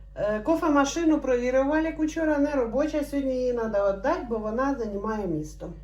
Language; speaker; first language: Ukrainian; native; Ukrainian